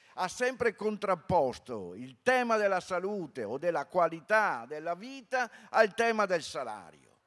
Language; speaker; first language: Italian; native; Italian